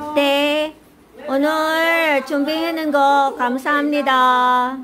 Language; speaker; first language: Korean; non-native, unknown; Filipino